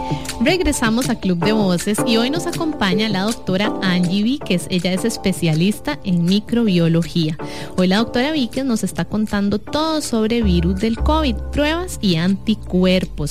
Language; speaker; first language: Spanish; native; Spanish